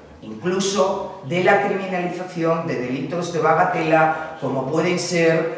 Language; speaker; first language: Spanish; native; Spanish